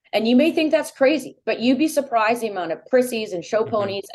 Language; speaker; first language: English; native; English